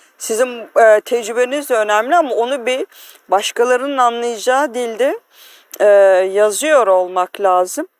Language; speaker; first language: Turkish; native; Turkish